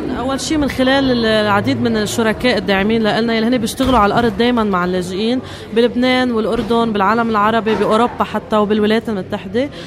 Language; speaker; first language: Arabic; native; Arabic